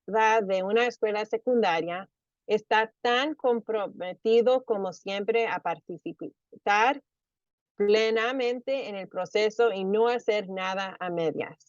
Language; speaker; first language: Spanish; early bilingual, heritage; Spanish